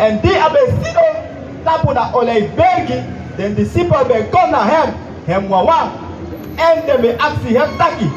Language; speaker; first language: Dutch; non-native, local second language; Sranan Tongo